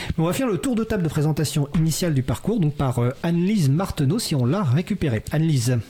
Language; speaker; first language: French; native; French